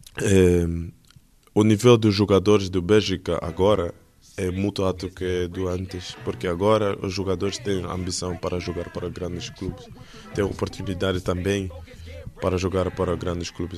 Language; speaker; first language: Portuguese; non-native, learner; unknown